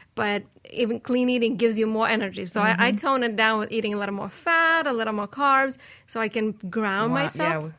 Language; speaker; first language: English; non-native, fluent; Russian